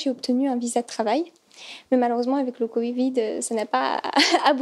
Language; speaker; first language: French; native; French